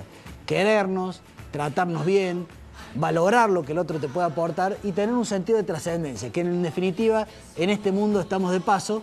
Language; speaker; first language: Spanish; native; Spanish